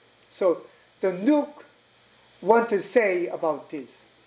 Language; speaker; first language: English; non-native, learner; Korean